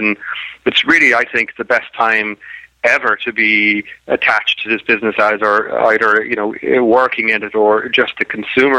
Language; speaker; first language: English; native; English